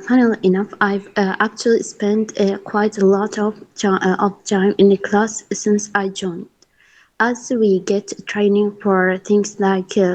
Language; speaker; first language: English; non-native, learner; Arabic